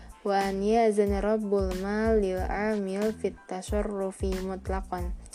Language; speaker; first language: Arabic; non-native, fluent; Indonesian